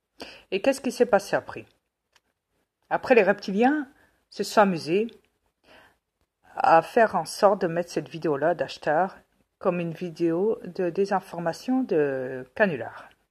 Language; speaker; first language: French; native; French